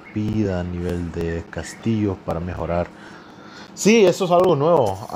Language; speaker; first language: Spanish; early bilingual, heritage; Spanish